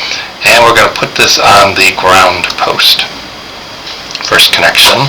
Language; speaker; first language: English; native; English